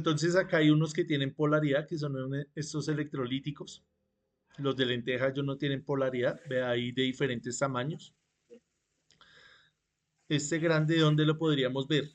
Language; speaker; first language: Spanish; native; Spanish